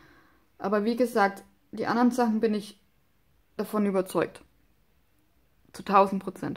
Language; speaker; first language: German; non-native, fluent; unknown